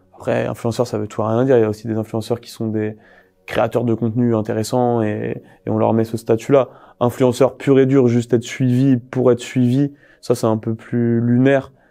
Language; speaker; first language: French; native; French